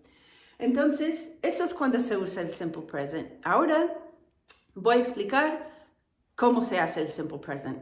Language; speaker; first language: Spanish; non-native, fluent; English